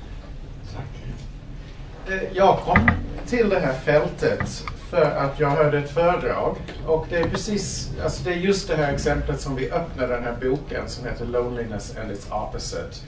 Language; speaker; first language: Swedish; non-native, fluent; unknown